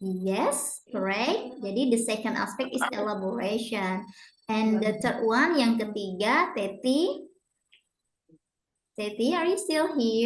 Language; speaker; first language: English; non-native, learner; Indonesian